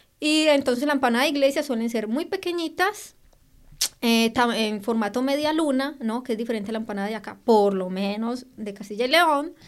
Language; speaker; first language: Spanish; native; Spanish